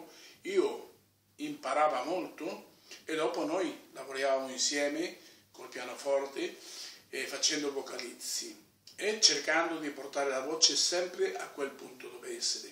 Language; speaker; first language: Italian; non-native, fluent; Spanish